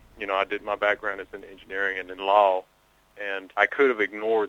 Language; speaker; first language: English; native; English